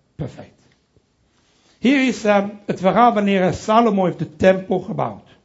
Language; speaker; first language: Dutch; non-native, fluent; French